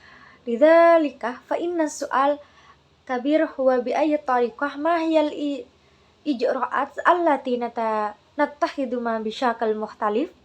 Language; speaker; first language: Arabic; non-native, learner; Indonesian